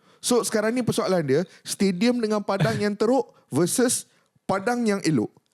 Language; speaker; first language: Malay; native; Malay